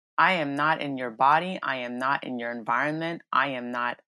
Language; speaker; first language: English; early bilingual, other home language; Yoruba